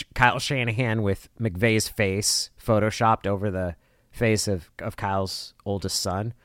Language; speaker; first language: English; native; English